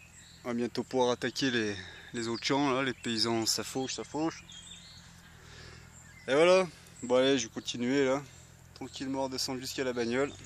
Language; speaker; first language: French; native; French